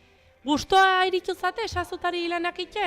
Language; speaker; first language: Basque; native; Basque